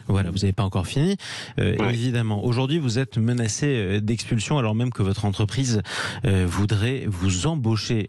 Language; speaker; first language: French; native; French